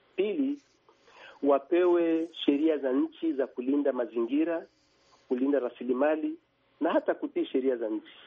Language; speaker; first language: Swahili; native; Swahili